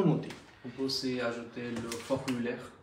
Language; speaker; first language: French; non-native, fluent; Bangla